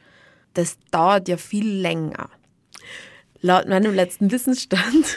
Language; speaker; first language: German; native; German